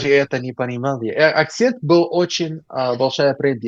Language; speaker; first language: Russian; non-native, learner; English